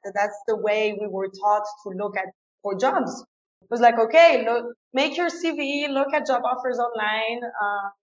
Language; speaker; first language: English; non-native, fluent; French